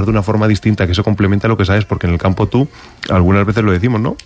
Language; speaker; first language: Spanish; native; Spanish